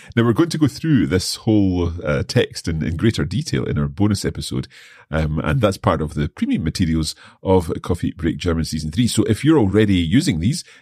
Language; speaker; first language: English; native; English